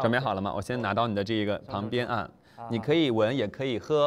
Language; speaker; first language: Chinese; native; Chinese